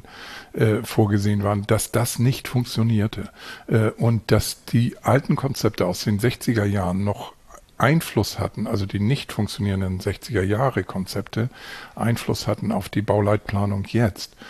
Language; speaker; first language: German; native; German